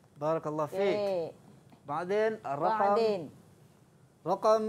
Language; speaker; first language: Arabic; non-native, fluent; Malay